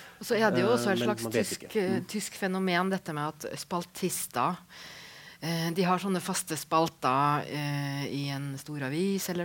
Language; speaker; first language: Norwegian; native; Norwegian